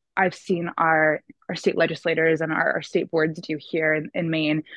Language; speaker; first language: English; native; English